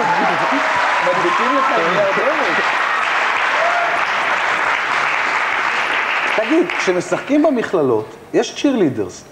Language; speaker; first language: Hebrew; native; Hebrew